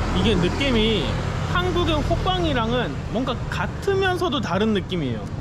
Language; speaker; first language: Korean; native; Korean